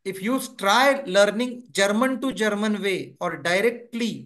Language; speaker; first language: English; non-native, local second language; Hindi